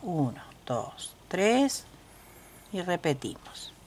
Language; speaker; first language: Spanish; native; Spanish